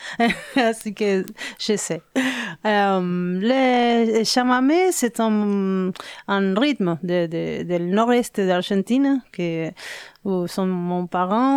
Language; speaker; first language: French; non-native, learner; Spanish